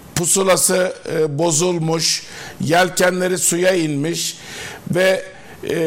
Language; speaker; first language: Turkish; native; Turkish